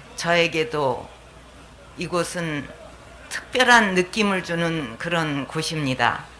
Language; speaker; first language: Korean; native; Korean